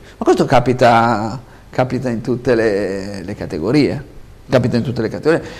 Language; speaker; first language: Italian; native; Italian